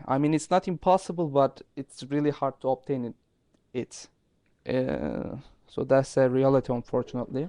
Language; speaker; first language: English; non-native, fluent; Turkish